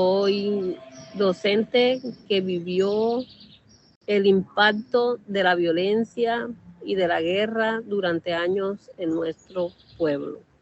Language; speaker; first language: Spanish; native; Spanish